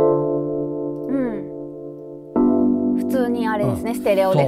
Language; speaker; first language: Japanese; native; Japanese